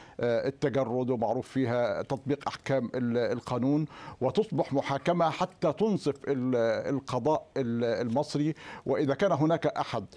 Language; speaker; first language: Arabic; native; Arabic